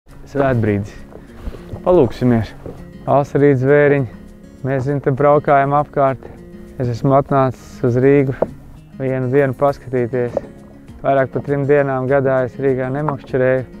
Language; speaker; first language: Latvian; native; Latvian